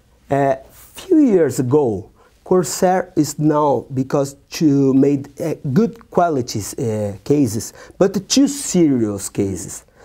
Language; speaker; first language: English; non-native, learner; Portuguese